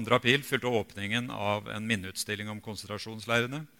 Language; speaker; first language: Norwegian; native; Norwegian